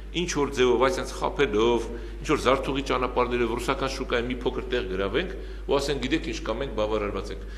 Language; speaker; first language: Armenian; native; Armenian